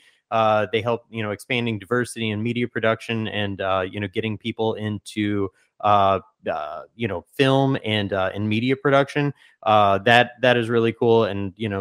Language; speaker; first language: English; native; English